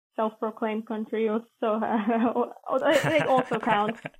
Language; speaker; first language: English; non-native, fluent; Latvian